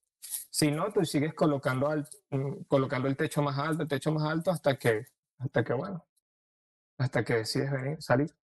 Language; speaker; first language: Spanish; native; Spanish